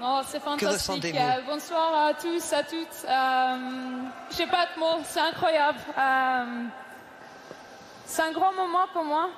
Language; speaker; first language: French; non-native, fluent; Norwegian